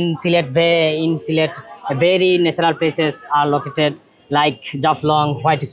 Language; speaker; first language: English; non-native, learner; Bangla